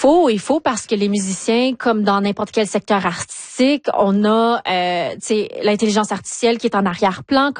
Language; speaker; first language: French; native; French